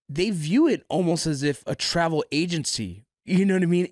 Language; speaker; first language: English; native; English